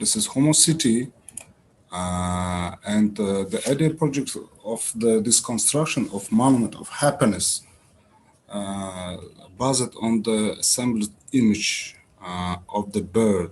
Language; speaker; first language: English; non-native, learner; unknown